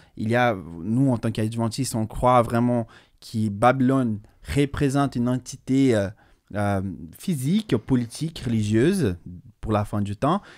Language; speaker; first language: French; non-native, fluent; Portuguese